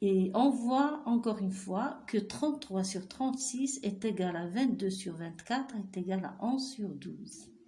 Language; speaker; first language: French; non-native, local second language; Arabic